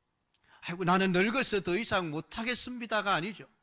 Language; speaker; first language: Korean; native; Korean